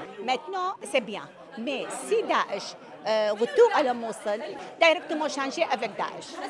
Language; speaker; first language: French; non-native, learner; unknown